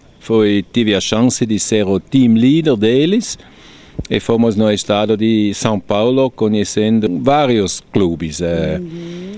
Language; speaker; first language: Portuguese; non-native, fluent; German